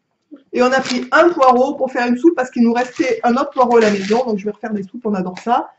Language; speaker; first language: French; native; French